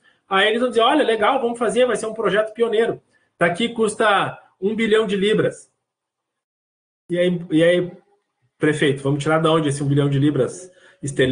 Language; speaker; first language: Portuguese; native; Portuguese